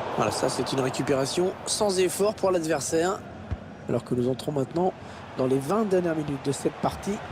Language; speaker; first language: French; native; French